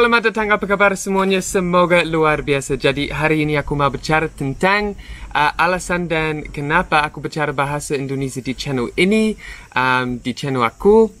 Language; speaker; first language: Indonesian; non-native, learner; English